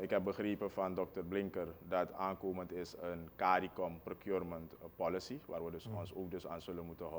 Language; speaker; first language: Dutch; native; Dutch